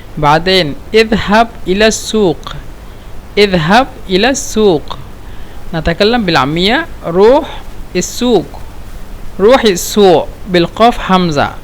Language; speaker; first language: Egyptian Arabic; non-native, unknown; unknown